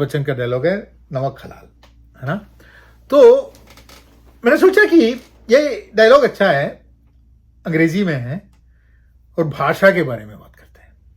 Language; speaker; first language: Hindi; non-native, local second language; Malayalam